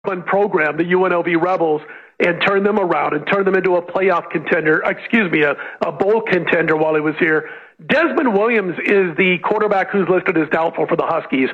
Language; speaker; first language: English; native; English